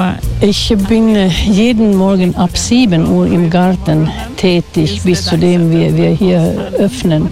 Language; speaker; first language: German; non-native, fluent; Swedish